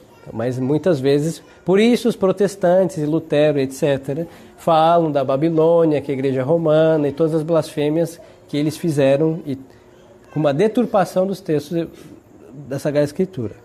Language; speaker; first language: Portuguese; native; Portuguese